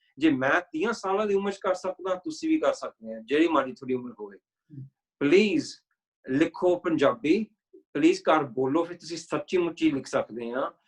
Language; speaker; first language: Punjabi; early bilingual, heritage; Punjabi